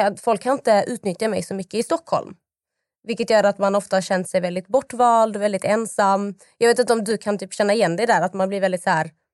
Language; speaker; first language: Swedish; native; Swedish